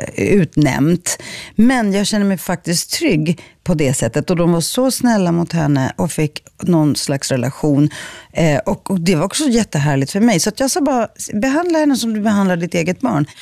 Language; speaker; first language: Swedish; early bilingual, other home language; Greek